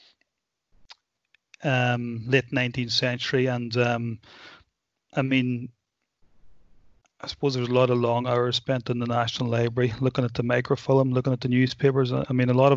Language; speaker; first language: English; native; English